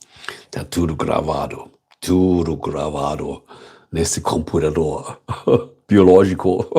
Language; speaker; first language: Portuguese; non-native, learner; German